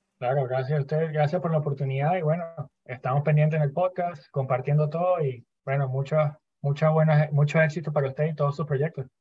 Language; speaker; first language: Spanish; native; Spanish